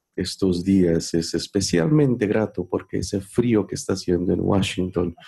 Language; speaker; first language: Spanish; non-native, fluent; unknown